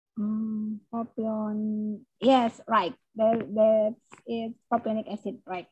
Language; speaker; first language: English; non-native, learner; Indonesian